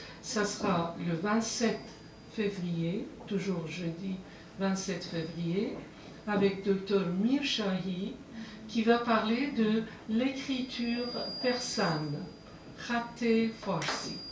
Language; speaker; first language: French; non-native, fluent; Persian